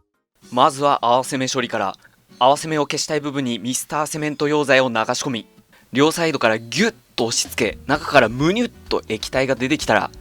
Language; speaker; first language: Japanese; native; Japanese